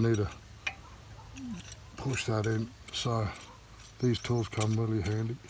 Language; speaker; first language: English; native; English